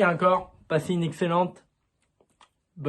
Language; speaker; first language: French; native; French